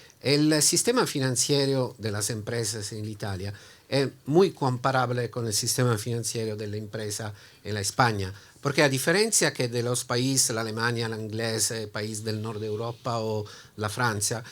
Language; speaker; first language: Spanish; non-native, learner; Italian